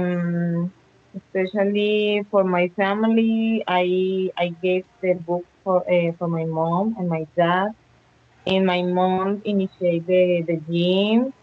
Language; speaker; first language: English; non-native, learner; Spanish